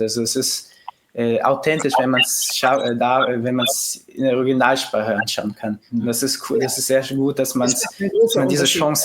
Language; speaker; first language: German; early bilingual, heritage; Portuguese